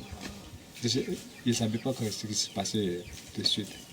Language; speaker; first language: French; non-native, fluent; Nepali